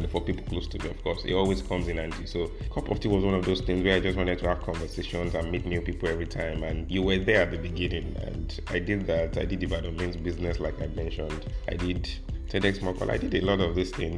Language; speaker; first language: English; non-native, local second language; Yoruba